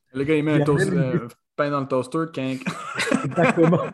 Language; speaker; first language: French; native; French